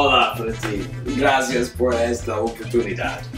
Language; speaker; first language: Spanish; non-native, learner; English